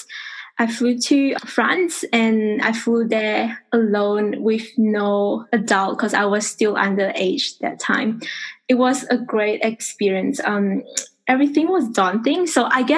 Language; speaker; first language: English; non-native, local second language; Chinese